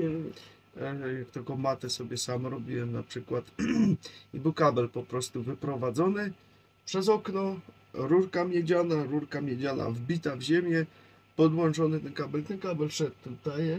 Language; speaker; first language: Polish; native; Polish